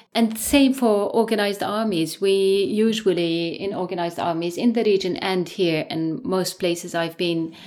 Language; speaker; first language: English; non-native, fluent; Arabic